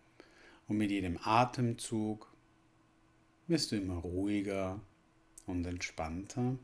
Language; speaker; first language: German; native; German